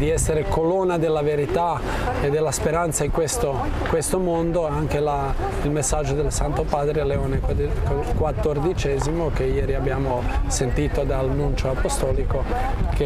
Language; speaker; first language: Italian; non-native, fluent; Croatian